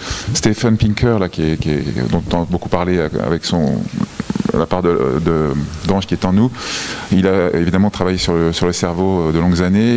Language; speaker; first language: French; native; French